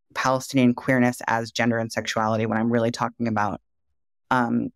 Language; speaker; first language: English; native; English